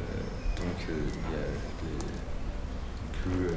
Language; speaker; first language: French; non-native, learner; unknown